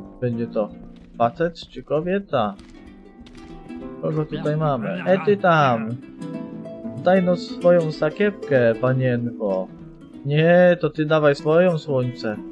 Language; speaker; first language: Polish; native; Polish